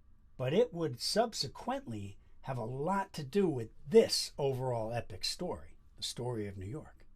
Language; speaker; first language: English; native; English